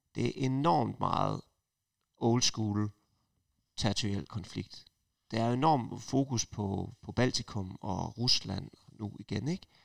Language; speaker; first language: Danish; native; Danish